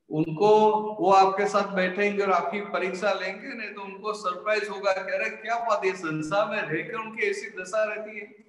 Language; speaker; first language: Hindi; non-native, local second language; Gujarati